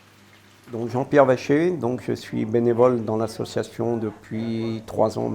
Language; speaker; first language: French; native; French